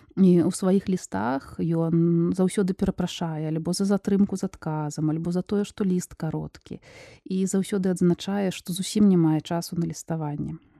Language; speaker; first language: Belarusian; non-native, local second language; Russian